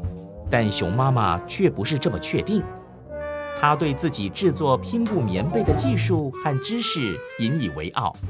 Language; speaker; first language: Chinese; native; Chinese